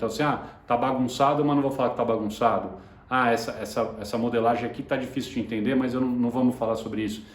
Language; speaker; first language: Portuguese; native; Portuguese